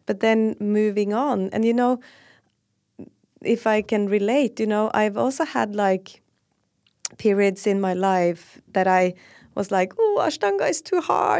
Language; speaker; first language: English; non-native, fluent; Norwegian